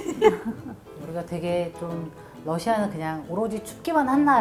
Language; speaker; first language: Korean; native; Korean